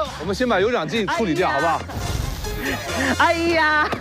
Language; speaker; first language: Chinese; native; Chinese